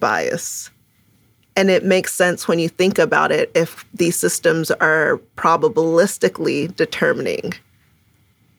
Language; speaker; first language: English; early bilingual, other home language; Akan